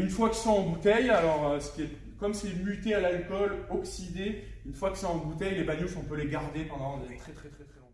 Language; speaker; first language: French; native; French